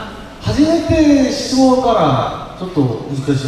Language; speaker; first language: Japanese; non-native, learner; Korean